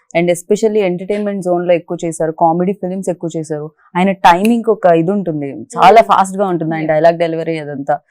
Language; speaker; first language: Telugu; native; Telugu